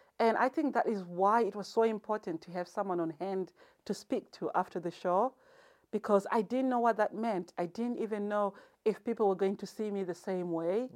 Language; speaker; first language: English; non-native, local second language; Shona